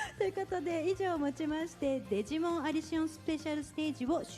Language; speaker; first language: Japanese; native; Japanese